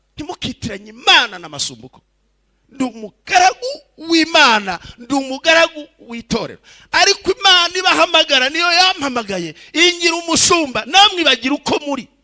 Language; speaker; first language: Kinyarwanda; early bilingual, heritage; Kinyarwanda